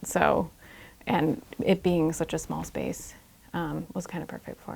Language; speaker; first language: English; native; English